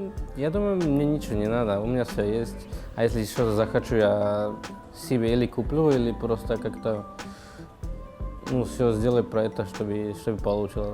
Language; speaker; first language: Russian; non-native, learner; Slovak